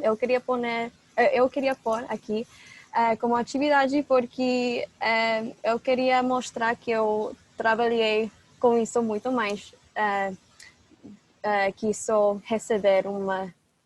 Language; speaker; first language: Portuguese; non-native, fluent; English